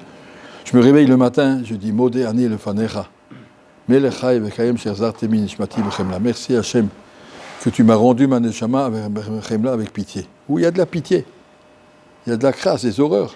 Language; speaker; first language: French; native; French